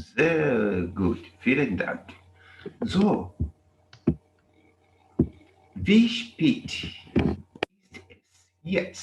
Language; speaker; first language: German; non-native, learner; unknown